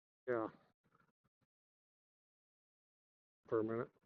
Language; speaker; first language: English; native; English